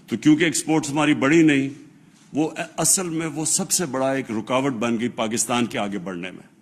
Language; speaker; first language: Urdu; native; Urdu